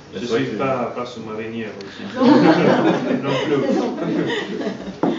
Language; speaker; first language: French; non-native, fluent; Spanish